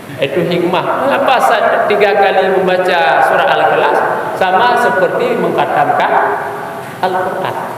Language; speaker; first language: Malay; non-native, local second language; Achinese